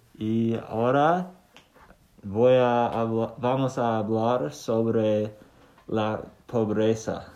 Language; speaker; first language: Spanish; non-native, learner; English